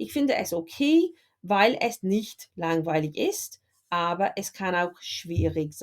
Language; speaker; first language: German; non-native, fluent; English